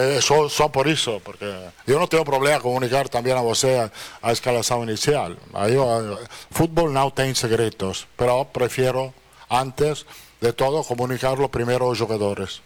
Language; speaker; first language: Portuguese; non-native, fluent; Italian